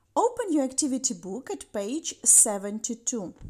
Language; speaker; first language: English; non-native, fluent; Ukrainian